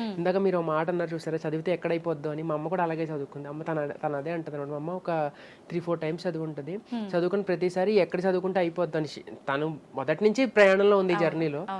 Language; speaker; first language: Telugu; native; Telugu